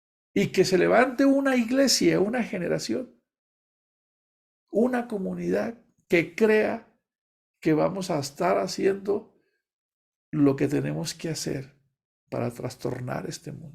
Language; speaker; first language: Spanish; native; Spanish